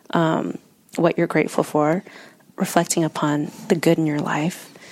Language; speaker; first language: English; native; English